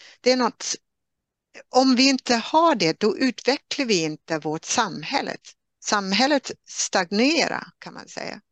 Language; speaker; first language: Swedish; non-native, fluent; English